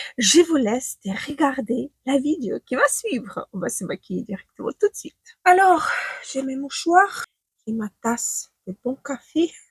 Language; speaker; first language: French; non-native, fluent; Ukrainian